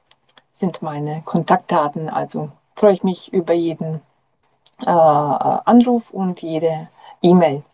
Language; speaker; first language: German; non-native, fluent; Czech